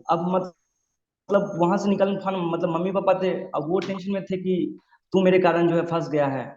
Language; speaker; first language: Hindi; native; Hindi